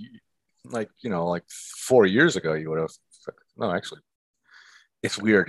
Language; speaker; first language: English; native; English